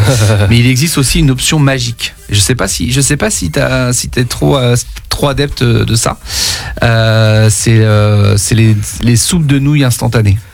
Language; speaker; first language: French; native; French